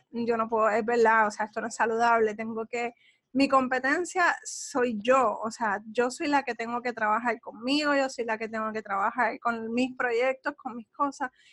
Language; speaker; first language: Spanish; native; Spanish